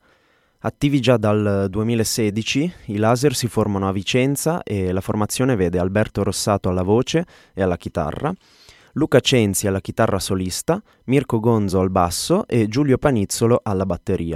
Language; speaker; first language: Italian; native; Italian